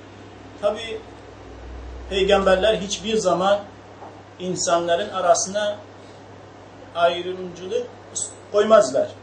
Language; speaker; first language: Turkish; native; Turkish